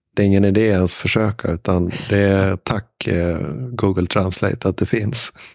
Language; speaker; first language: Swedish; native; Swedish